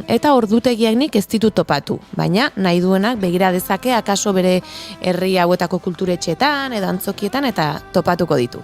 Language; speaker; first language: Basque; native; Basque